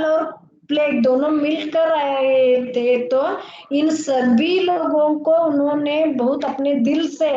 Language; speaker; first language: Hindi; non-native, local second language; Kannada